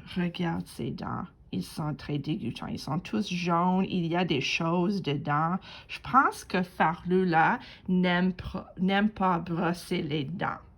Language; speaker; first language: French; non-native, fluent; English